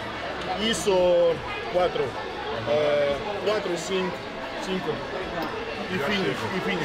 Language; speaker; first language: Portuguese; non-native, learner; Russian